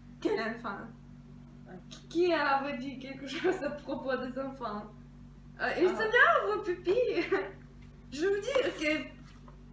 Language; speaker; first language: French; non-native, fluent; Russian